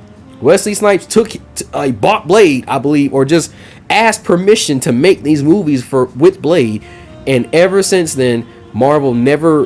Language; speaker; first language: English; native; English